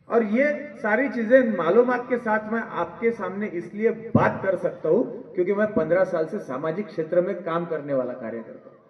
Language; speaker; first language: Hindi; non-native, local second language; Marathi